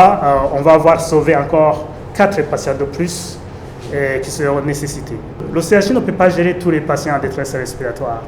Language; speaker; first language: French; non-native, local second language; Rundi